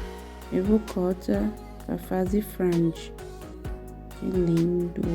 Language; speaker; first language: Portuguese; non-native, learner; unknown